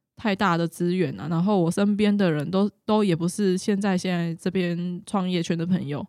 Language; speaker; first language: Chinese; native; Chinese